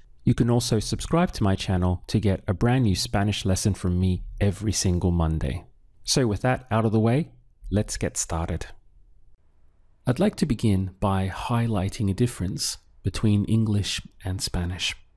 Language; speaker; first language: English; native; English